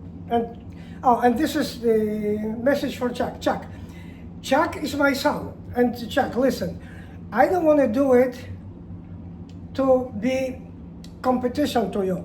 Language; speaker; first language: English; non-native, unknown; Polish